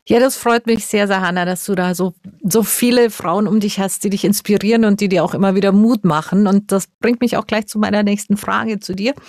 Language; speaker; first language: German; native; German